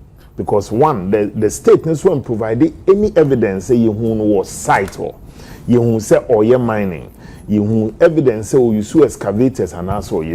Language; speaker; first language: English; non-native, local second language; Akan